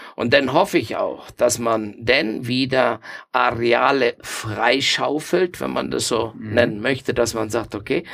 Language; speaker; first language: German; non-native, fluent; Spanish